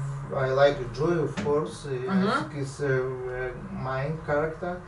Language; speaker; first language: English; non-native, learner; Russian